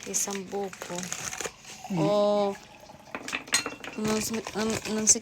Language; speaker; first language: Italian; non-native, learner; Filipino